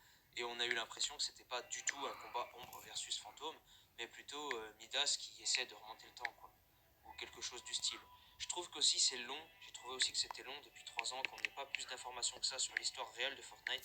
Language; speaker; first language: French; native; French